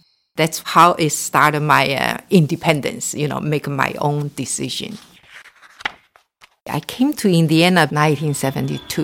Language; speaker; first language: English; non-native, local second language; Cantonese